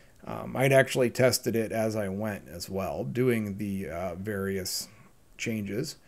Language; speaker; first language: English; native; English